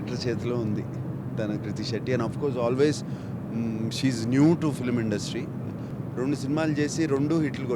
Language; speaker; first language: Telugu; native; Telugu